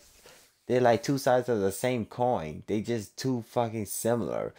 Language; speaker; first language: English; native; English